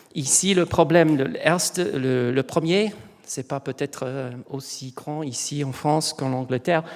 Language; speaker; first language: French; non-native, learner; English